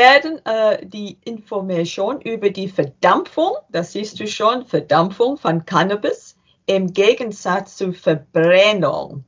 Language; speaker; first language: German; non-native, learner; English